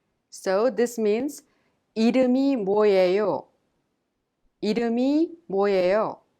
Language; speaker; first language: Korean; non-native, fluent; English